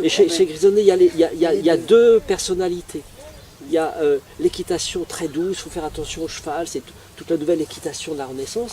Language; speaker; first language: French; native; French